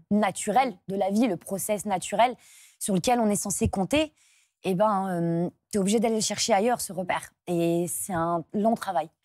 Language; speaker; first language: French; native; French